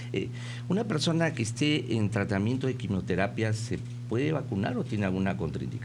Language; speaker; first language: Spanish; native; Spanish